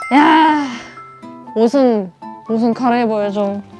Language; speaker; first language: Korean; non-native, fluent; German